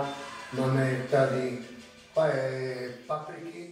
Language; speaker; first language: Czech; non-native, learner; Italian